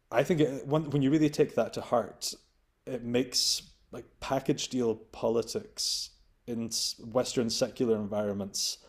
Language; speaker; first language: English; native; English